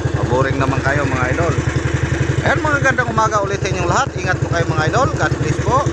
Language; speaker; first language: Filipino; non-native, local second language; Cebuano